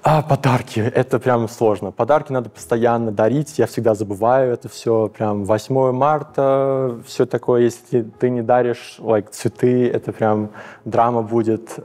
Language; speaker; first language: Russian; early bilingual, heritage; English